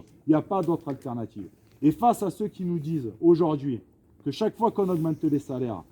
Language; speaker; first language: French; native; French